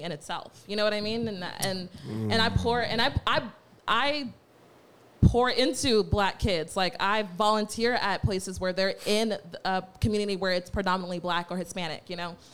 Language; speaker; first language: English; native; English